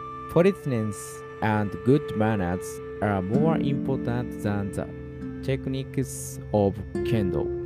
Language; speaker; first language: English; non-native, fluent; Japanese